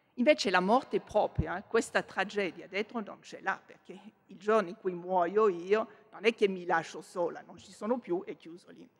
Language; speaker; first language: Italian; non-native, fluent; French